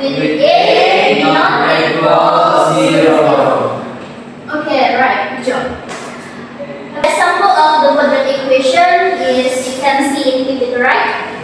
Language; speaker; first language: English; non-native, learner; Indonesian